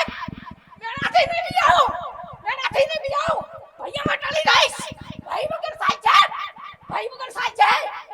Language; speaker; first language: Gujarati; native; Gujarati